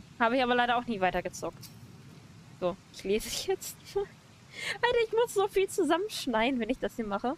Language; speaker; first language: German; native; German